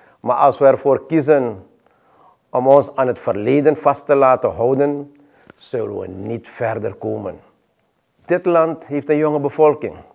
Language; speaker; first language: Dutch; native; Dutch